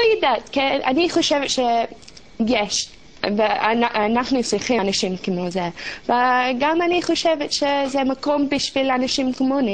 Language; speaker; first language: Hebrew; non-native, learner; English